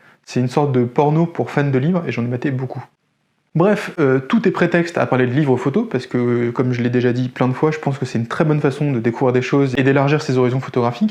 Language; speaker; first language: French; native; French